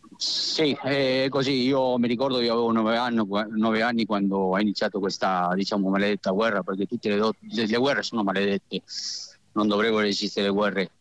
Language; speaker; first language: Italian; non-native, fluent; Spanish